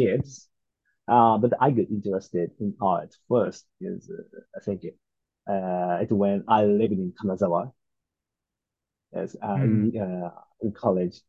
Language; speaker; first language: English; non-native, learner; Japanese